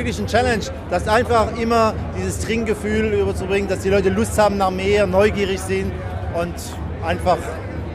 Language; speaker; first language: German; native; German